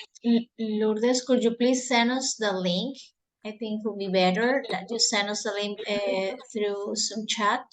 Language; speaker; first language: English; non-native, fluent; Spanish